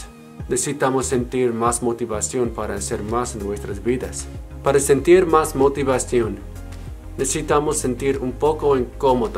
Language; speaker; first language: Spanish; non-native, learner; English